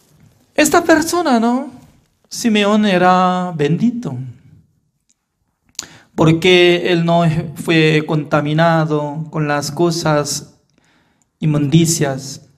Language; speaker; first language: Spanish; non-native, fluent; Korean